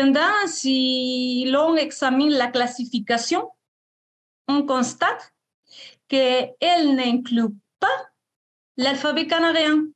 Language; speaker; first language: French; non-native, fluent; Spanish